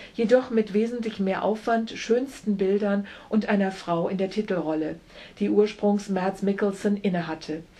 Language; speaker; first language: German; native; German